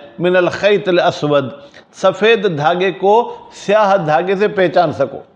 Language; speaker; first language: Urdu; non-native, local second language; Sindhi